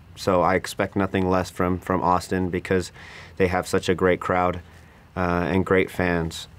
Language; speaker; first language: English; early bilingual, other home language; Spanish